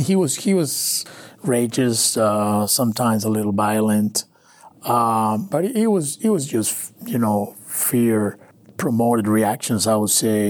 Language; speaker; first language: English; non-native, fluent; Spanish